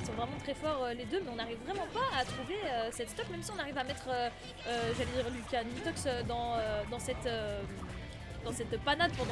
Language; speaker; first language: French; native; French